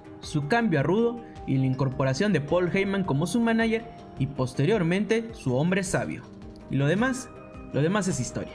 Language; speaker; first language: Spanish; native; Spanish